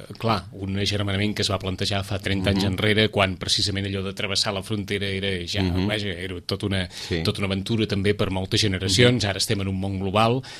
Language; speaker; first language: Catalan; native; Catalan